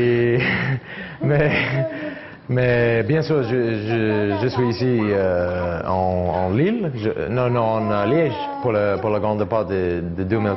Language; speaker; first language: French; non-native, learner; English